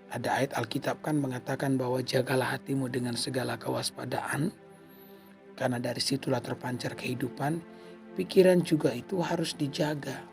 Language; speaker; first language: Indonesian; native; Indonesian